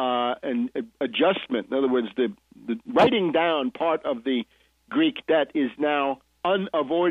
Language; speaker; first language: English; native; English